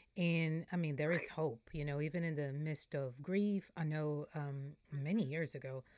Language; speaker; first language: English; non-native, fluent; Portuguese